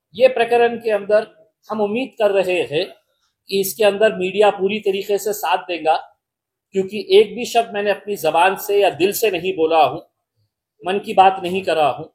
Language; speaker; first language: Hindi; non-native, local second language; Marathi